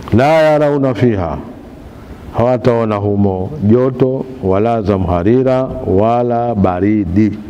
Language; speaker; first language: Swahili; native; Swahili